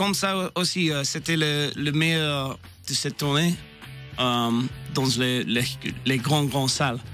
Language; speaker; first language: French; non-native, learner; English